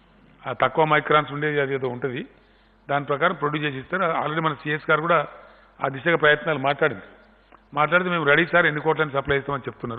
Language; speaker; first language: Telugu; native; Telugu